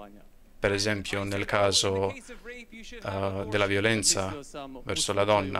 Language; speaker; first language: Italian; non-native, fluent; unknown